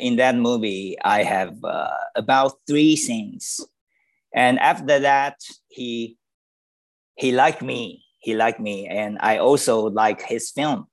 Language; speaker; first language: English; non-native, learner; Chinese